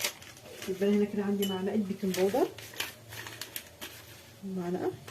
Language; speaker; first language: Arabic; native; Arabic